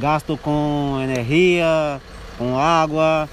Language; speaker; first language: Portuguese; non-native, learner; Spanish